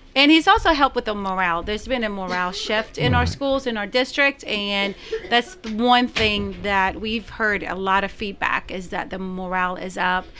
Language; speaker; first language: English; non-native, fluent; Spanish